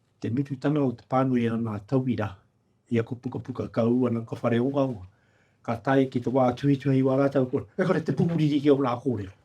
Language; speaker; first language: Māori; native; Māori